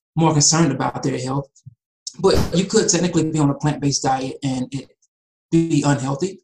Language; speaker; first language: English; native; English